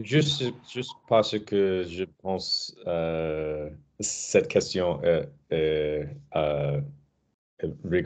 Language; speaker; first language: French; non-native, learner; English